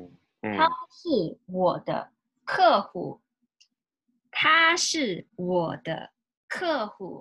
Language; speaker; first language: Chinese; non-native, fluent; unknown